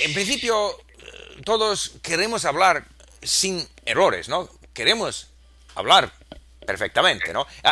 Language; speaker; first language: Spanish; non-native, fluent; English